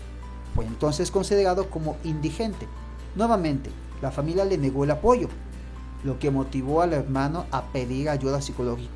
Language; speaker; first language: Spanish; native; Spanish